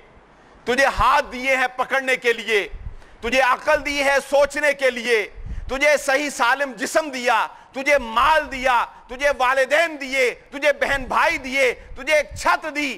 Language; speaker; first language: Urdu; non-native, local second language; Punjabi